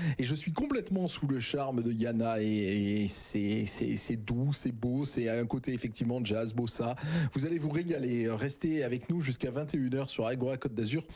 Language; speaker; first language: French; native; French